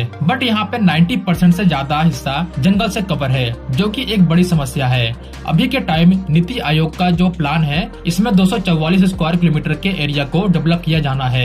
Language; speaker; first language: Hindi; native; Hindi